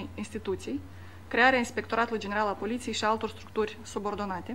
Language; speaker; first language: Romanian; native; Romanian